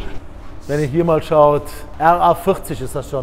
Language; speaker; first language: German; native; German